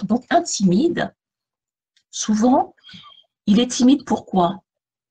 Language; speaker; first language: French; native; French